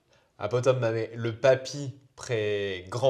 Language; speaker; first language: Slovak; non-native, learner; French